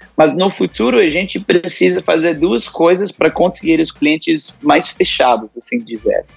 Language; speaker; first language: Portuguese; non-native, fluent; English